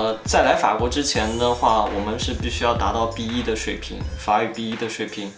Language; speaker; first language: Chinese; native; Chinese